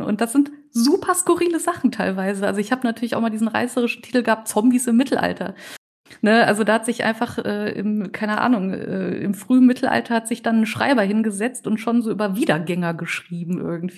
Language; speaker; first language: German; native; German